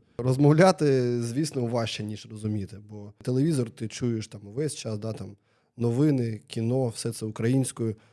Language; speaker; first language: Ukrainian; non-native, local second language; Russian